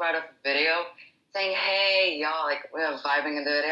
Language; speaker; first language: English; non-native, fluent; Arabic